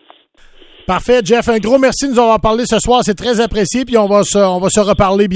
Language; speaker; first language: French; native; French